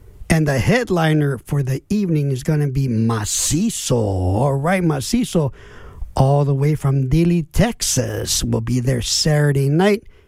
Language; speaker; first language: English; early bilingual, other home language; Spanish